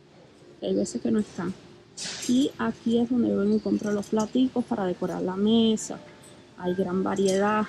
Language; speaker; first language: Spanish; native; Spanish